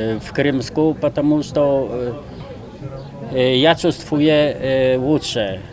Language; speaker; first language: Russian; non-native, learner; Polish